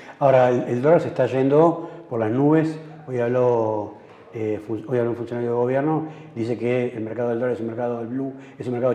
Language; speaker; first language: Spanish; native; Spanish